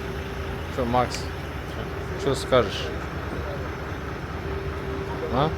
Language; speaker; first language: Russian; non-native, local second language; Kyrgyz